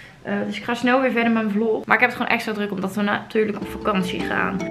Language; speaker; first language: Dutch; native; Dutch